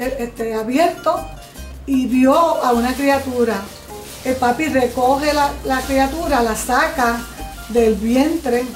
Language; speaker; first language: Spanish; native; Spanish